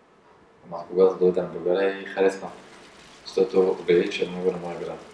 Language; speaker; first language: Bulgarian; non-native, learner; Arabic